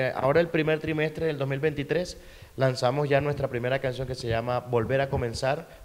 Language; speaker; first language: Spanish; native; Spanish